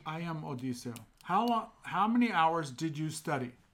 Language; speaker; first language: English; native; English